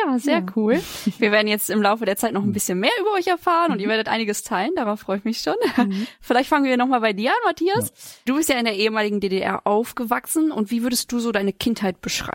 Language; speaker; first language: German; native; German